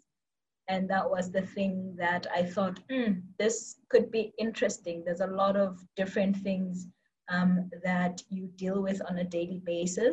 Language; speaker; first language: English; non-native, local second language; Tswana